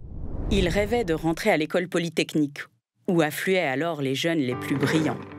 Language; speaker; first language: French; native; French